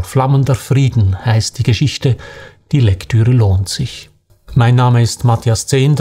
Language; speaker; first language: German; native; German